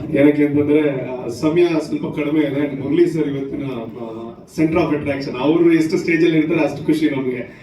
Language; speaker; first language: Kannada; non-native, local second language; Tulu